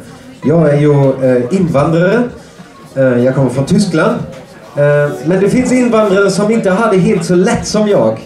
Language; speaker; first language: Swedish; non-native, fluent; German